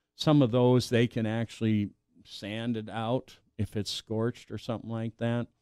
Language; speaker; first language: English; native; English